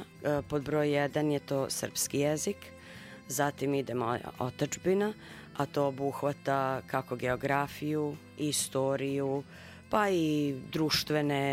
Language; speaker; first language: Serbian; native; Serbian